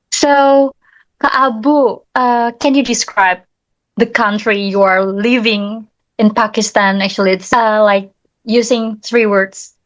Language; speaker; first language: English; non-native, learner; Indonesian